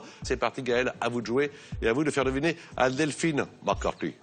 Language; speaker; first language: French; native; French